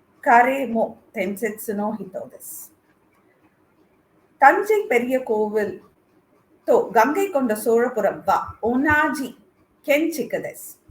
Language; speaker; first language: Japanese; non-native, learner; Tamil